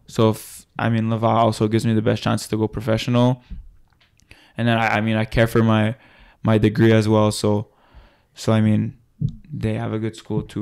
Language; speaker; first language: English; native; English